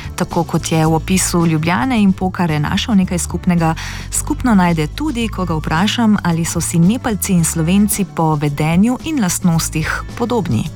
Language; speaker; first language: Slovenian; native; Slovenian